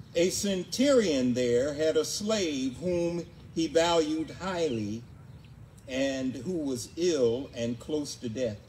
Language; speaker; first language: English; native; English